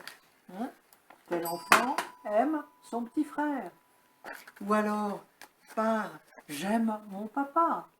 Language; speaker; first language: French; native; French